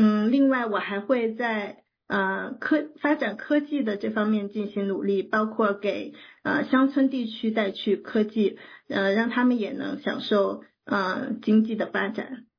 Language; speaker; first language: Chinese; native; Chinese